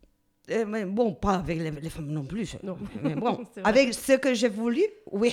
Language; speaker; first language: French; non-native, learner; Spanish